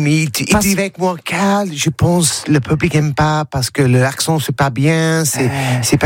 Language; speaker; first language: French; non-native, learner; English